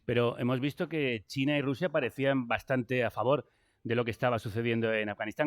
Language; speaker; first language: Spanish; native; Spanish